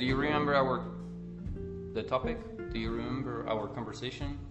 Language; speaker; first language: English; non-native, fluent; Spanish